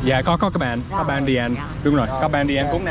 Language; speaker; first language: Vietnamese; non-native, learner; English